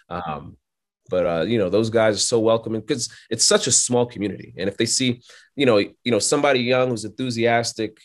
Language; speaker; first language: English; native; English